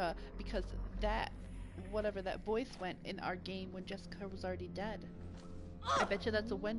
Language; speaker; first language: English; native; English